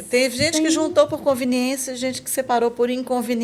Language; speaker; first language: Portuguese; native; Portuguese